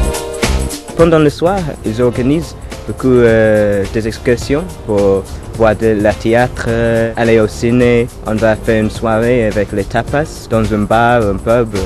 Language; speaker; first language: French; non-native, fluent; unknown